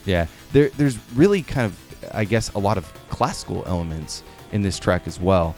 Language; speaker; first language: English; native; English